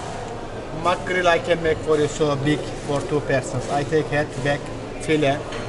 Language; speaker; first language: English; non-native, learner; Turkish